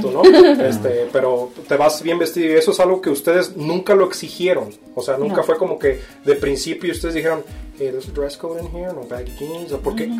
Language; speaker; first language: Spanish; native; Spanish